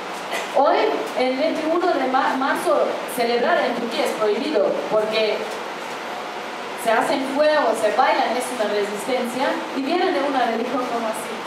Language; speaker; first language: Spanish; non-native, fluent; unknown